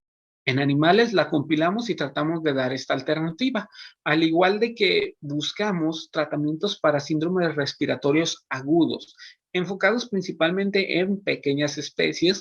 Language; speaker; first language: Spanish; native; Spanish